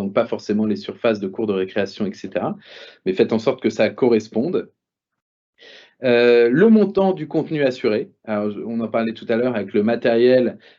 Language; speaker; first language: French; native; French